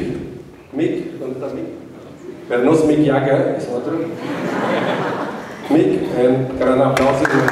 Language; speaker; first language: Spanish; non-native, fluent; German